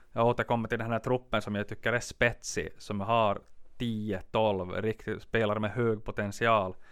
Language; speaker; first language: Swedish; native; Swedish